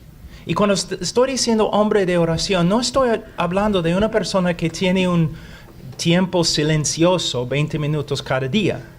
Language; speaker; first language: Spanish; non-native, fluent; English